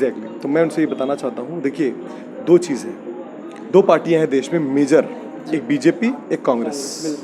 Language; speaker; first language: Hindi; native; Hindi